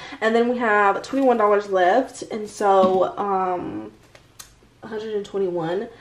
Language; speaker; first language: English; native; English